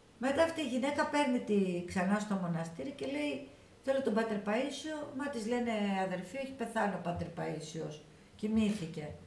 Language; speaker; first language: Greek; native; Greek